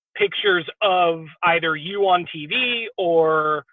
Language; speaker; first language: English; native; English